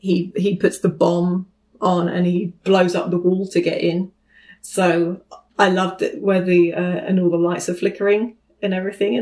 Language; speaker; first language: English; native; English